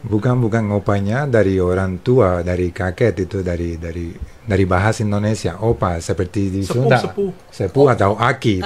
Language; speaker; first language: Indonesian; non-native, fluent; Spanish